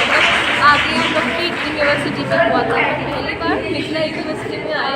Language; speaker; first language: Hindi; non-native, local second language; Bangla